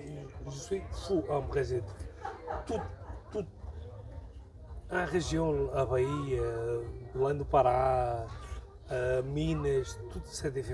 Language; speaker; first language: French; non-native, learner; Portuguese